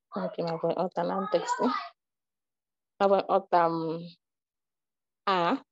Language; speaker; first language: Finnish; non-native, learner; Igbo